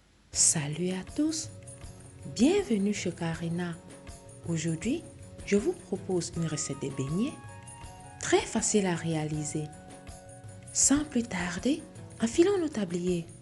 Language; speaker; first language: French; native; French